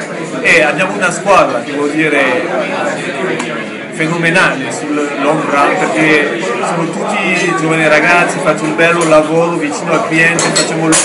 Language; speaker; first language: Italian; non-native, fluent; French